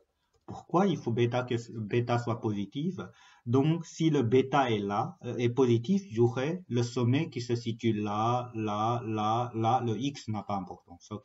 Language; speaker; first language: French; non-native, fluent; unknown